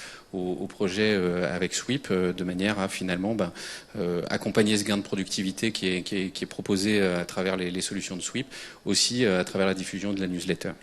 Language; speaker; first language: French; native; French